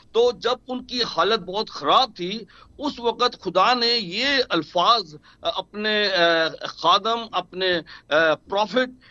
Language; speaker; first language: Urdu; non-native, local second language; Punjabi